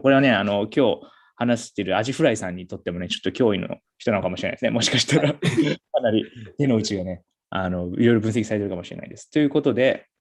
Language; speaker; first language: Japanese; native; Japanese